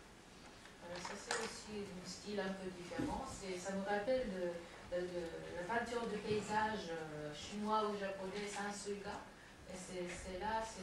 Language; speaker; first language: French; non-native, fluent; Japanese